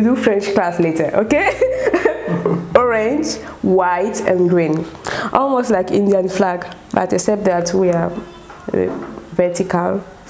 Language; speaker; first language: English; non-native, local second language; French